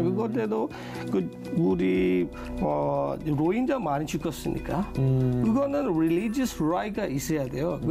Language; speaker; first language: Korean; non-native, learner; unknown